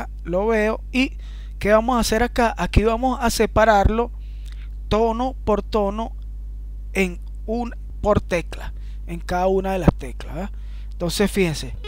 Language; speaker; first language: Spanish; native; Spanish